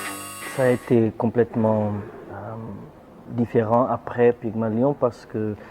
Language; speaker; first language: French; non-native, fluent; Portuguese